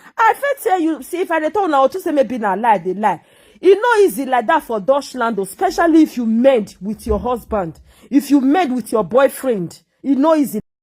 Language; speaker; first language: Nigerian Pidgin; native; Nigerian Pidgin